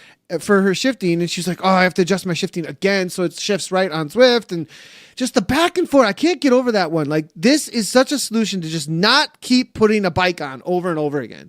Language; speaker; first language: English; native; English